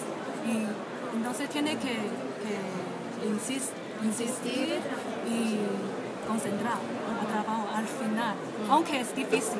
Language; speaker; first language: Spanish; non-native, learner; Chinese